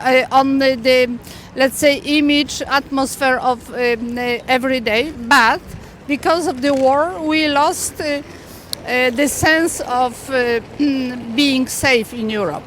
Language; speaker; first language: English; non-native, fluent; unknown